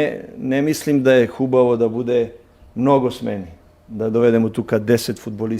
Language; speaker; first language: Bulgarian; non-native, learner; Serbian